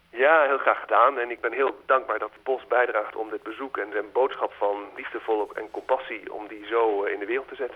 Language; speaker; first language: Dutch; native; Dutch